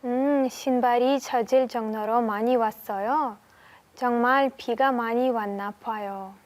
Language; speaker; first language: Korean; non-native, learner; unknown